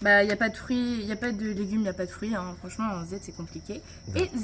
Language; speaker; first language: French; native; French